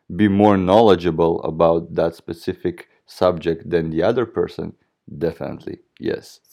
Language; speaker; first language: English; non-native, fluent; Russian